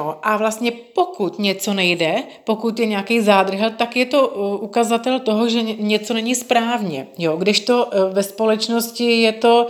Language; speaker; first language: Czech; native; Czech